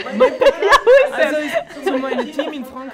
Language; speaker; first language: German; non-native, learner; French